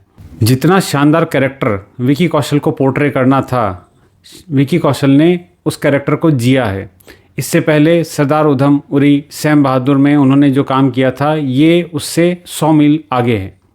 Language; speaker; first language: Hindi; native; Hindi